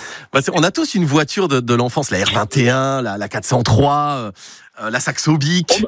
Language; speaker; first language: French; native; French